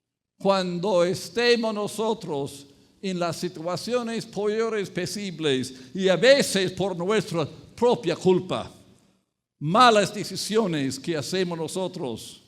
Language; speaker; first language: Spanish; non-native, fluent; English